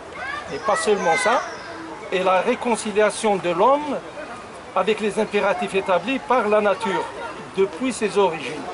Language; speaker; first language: French; non-native, local second language; Arabic